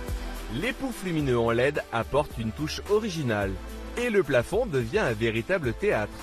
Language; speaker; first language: French; native; French